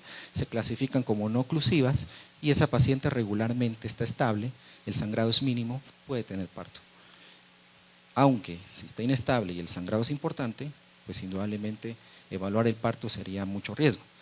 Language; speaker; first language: Spanish; native; Spanish